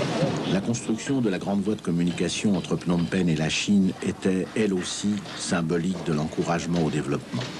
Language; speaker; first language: French; native; French